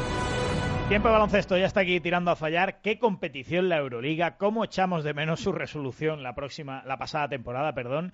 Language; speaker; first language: Spanish; native; Spanish